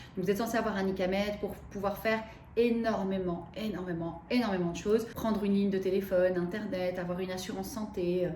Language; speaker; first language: French; early bilingual, other home language; Arabic